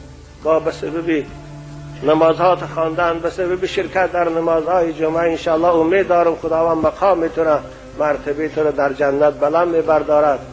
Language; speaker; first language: Persian; native; Persian